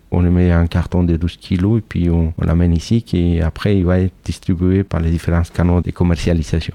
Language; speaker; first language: French; non-native, fluent; Spanish